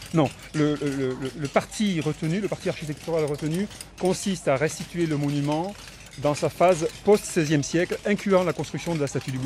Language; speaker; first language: French; native; French